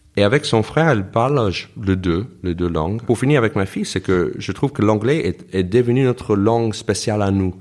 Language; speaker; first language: French; non-native, fluent; English